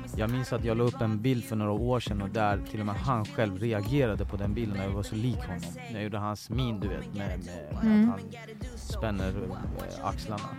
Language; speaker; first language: Swedish; early bilingual, other home language; Persian